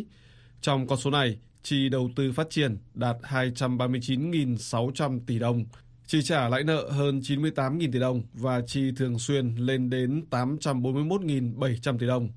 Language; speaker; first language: Vietnamese; native; Vietnamese